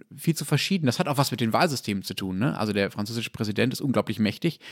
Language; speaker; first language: German; native; German